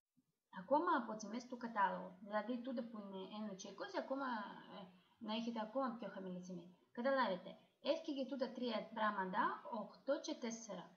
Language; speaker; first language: Greek; non-native, learner; Russian